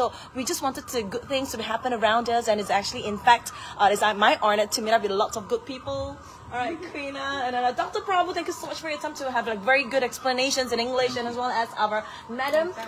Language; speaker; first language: English; non-native, local second language; Chinese